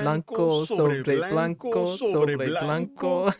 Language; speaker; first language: Spanish; non-native, learner; English